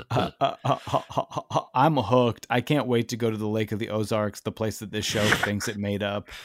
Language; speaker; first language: English; native; English